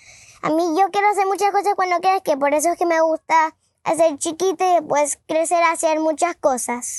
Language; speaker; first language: Spanish; early bilingual, heritage; Spanish